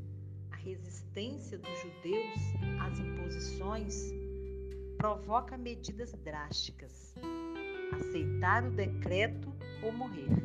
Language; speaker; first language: Portuguese; native; Portuguese